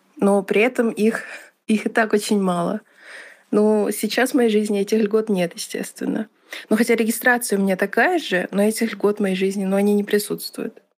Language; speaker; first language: Russian; native; Russian